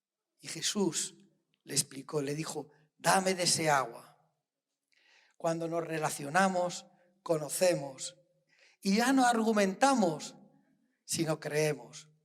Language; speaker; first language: Spanish; native; Spanish